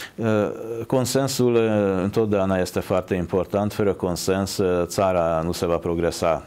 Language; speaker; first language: Romanian; non-native, fluent; Hungarian